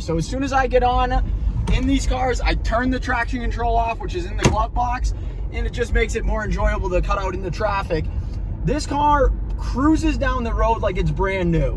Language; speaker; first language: English; native; English